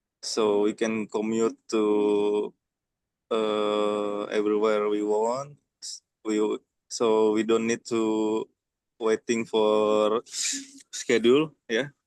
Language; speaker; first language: English; non-native, learner; Indonesian